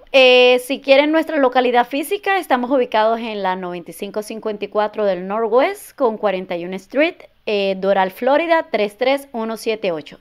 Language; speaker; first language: Spanish; native; Spanish